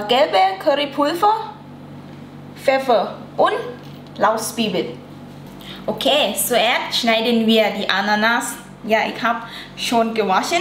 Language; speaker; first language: German; non-native, learner; Thai